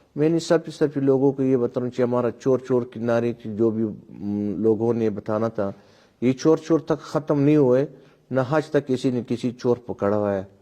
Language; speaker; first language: Urdu; non-native, local second language; Pashto